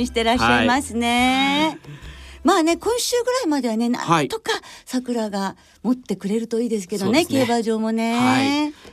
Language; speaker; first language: Japanese; native; Japanese